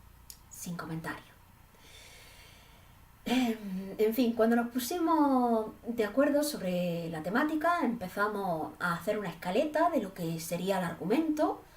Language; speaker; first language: Spanish; native; Spanish